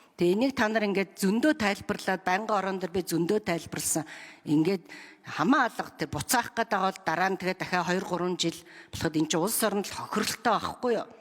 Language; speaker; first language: Mongolian; native; Mongolian